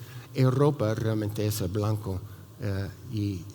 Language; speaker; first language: Spanish; non-native, fluent; English